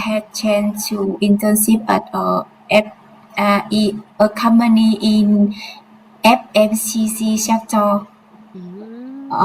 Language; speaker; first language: English; non-native, learner; Vietnamese